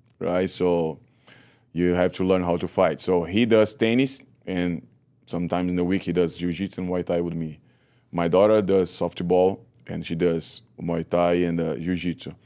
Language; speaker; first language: English; non-native, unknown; Portuguese